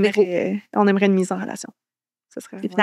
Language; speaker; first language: French; native; French